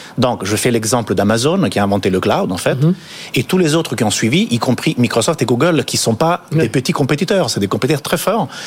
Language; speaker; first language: French; non-native, fluent; Italian